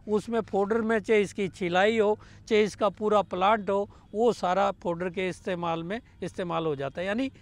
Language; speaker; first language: Hindi; native; Hindi